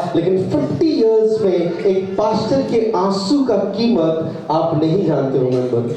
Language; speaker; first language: Hindi; non-native, local second language; Bangla